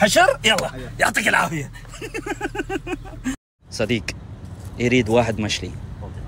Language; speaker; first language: Arabic; native; Arabic